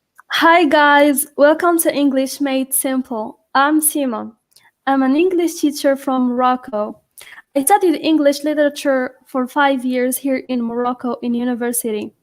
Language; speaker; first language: English; non-native, fluent; Arabic